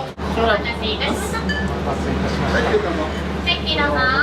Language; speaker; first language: Japanese; native; Japanese